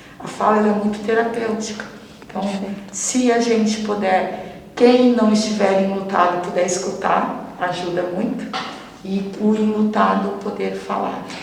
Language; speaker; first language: Portuguese; native; Portuguese